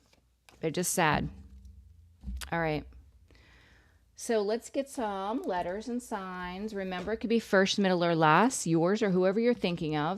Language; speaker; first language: English; native; English